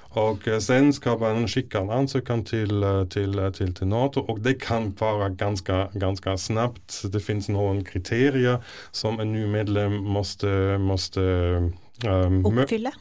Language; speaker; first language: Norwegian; non-native, fluent; German